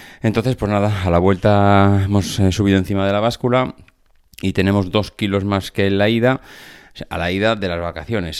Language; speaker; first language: Spanish; native; Spanish